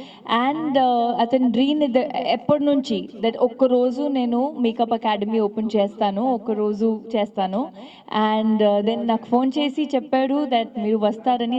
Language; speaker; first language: Telugu; non-native, fluent; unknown